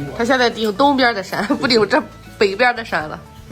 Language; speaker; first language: Chinese; native; Chinese